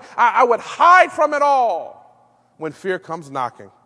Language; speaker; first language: English; native; English